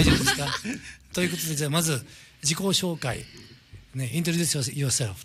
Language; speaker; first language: Japanese; native; Japanese